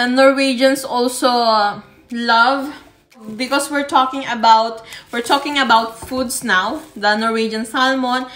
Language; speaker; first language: English; non-native, local second language; Filipino